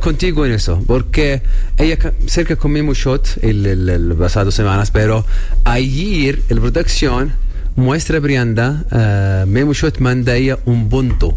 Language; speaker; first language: Spanish; non-native, learner; Arabic